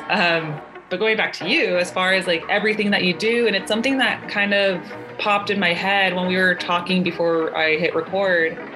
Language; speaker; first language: English; native; English